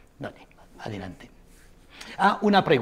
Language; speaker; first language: Spanish; non-native, learner; French